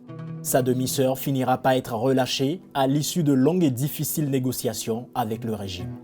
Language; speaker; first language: French; native; French